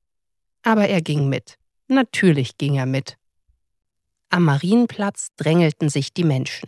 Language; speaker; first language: German; native; German